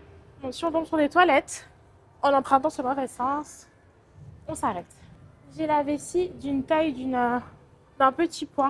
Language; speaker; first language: French; native; French